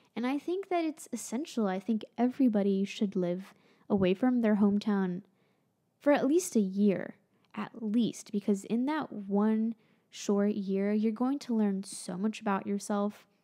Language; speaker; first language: English; native; English